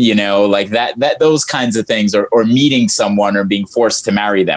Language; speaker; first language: English; early bilingual, other home language; Arabic